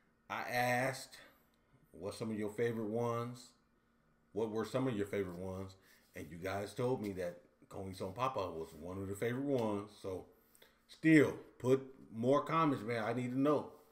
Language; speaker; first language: English; native; English